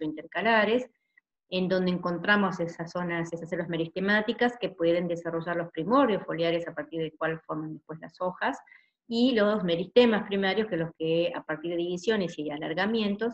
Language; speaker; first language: Spanish; native; Spanish